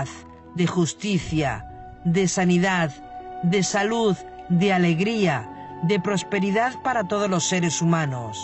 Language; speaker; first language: Spanish; native; Spanish